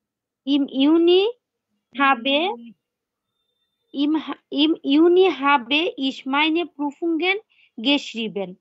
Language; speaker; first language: German; non-native, learner; Bangla